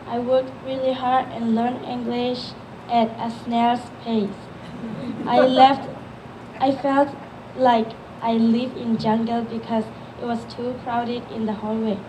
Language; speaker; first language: English; early bilingual, other home language; Burmese